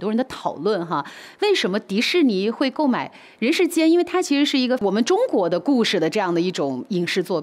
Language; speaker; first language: Chinese; native; Chinese